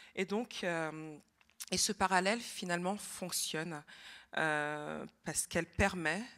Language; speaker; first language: French; native; French